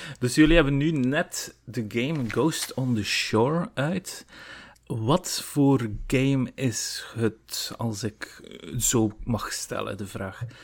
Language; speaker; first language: Dutch; native; Dutch